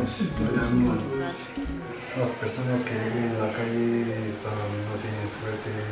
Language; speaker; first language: Spanish; non-native, learner; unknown